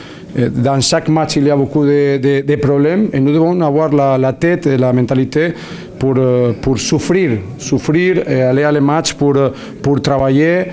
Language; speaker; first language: French; non-native, learner; Spanish